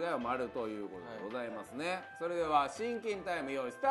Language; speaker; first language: Japanese; native; Japanese